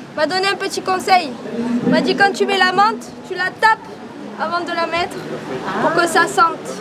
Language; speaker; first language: French; native; French